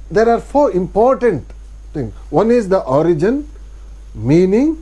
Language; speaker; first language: English; non-native, local second language; Kannada